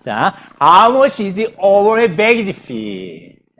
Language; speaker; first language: English; non-native, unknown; Korean